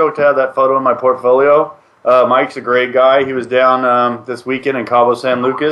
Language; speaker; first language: English; native; English